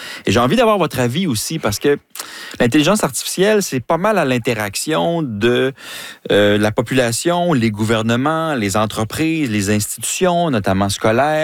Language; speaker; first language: French; native; French